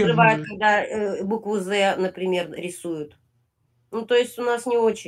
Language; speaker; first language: Russian; native; Russian